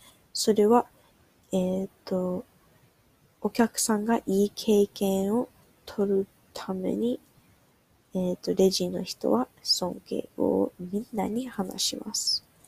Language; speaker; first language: Japanese; non-native, learner; English